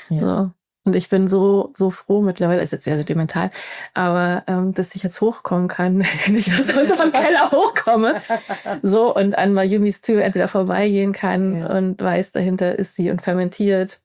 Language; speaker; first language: German; native; German